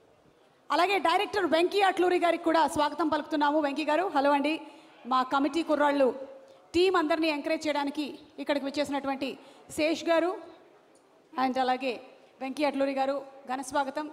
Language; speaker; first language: Telugu; native; Telugu